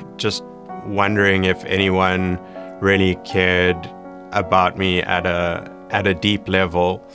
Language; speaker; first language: English; native; English